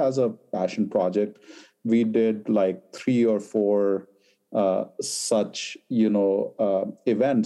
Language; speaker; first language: English; non-native, local second language; Hindi